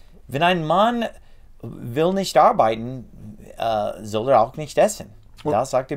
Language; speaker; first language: German; non-native, fluent; English